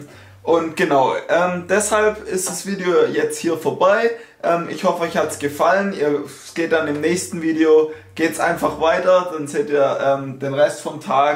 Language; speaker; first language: German; native; German